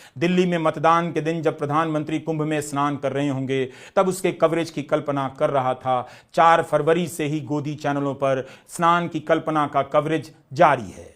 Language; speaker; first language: Hindi; non-native, local second language; Bhojpuri